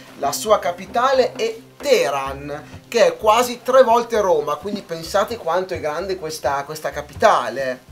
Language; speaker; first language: Italian; non-native, fluent; Persian